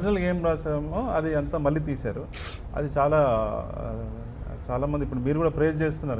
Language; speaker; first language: Telugu; native; Telugu